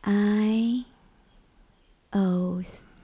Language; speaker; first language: German; non-native, learner; Vietnamese